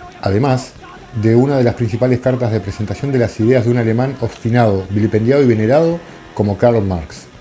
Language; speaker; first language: Spanish; native; Spanish